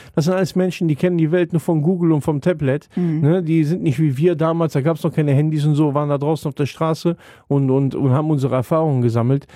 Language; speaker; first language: German; native; German